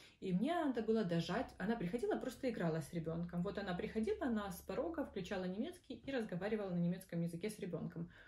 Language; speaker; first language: Russian; native; Russian